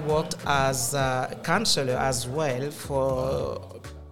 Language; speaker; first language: English; non-native, local second language; French